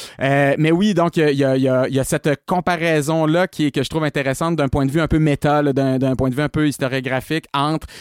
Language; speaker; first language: French; native; French